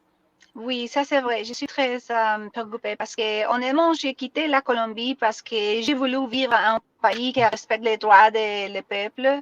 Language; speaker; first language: French; non-native, learner; Spanish